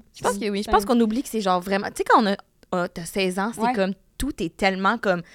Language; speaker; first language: French; native; French